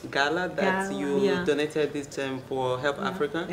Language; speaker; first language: English; non-native, local second language; Igbo